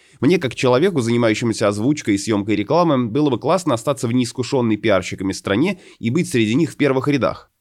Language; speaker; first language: Russian; native; Russian